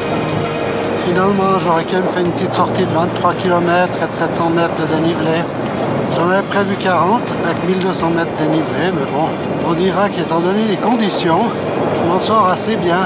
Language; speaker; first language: French; native; French